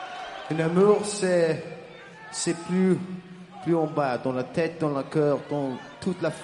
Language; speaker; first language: French; non-native, learner; English